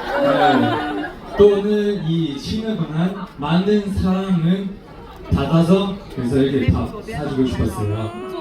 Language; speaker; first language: Korean; non-native, fluent; Chinese